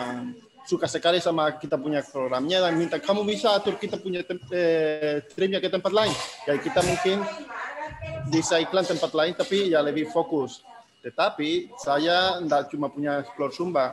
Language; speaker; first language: Indonesian; non-native, fluent; Spanish